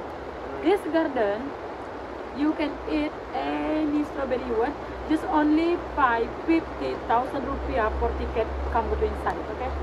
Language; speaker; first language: English; non-native, learner; Indonesian